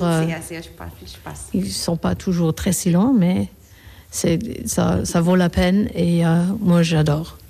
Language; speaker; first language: French; non-native, fluent; Korean